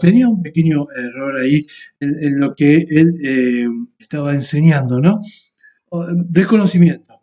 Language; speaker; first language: Spanish; native; Spanish